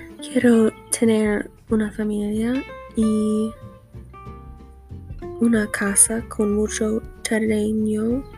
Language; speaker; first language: Spanish; non-native, learner; English